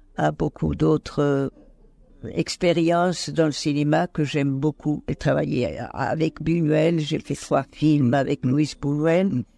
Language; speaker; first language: French; non-native, fluent; Italian